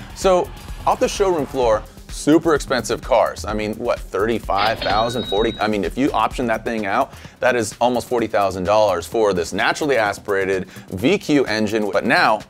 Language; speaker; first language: English; native; English